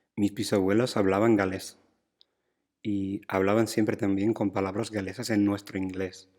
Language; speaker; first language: Spanish; non-native, fluent; English